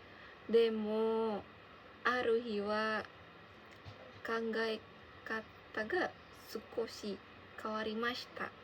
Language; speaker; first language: Japanese; non-native, learner; Indonesian